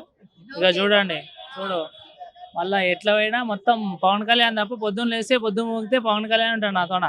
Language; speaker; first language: Telugu; native; Telugu